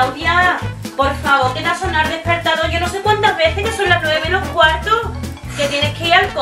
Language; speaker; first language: Spanish; native; Spanish